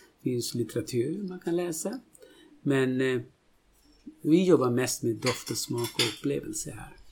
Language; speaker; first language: Swedish; non-native, fluent; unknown